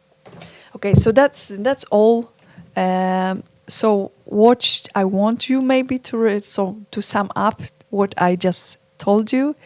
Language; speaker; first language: English; non-native, fluent; Polish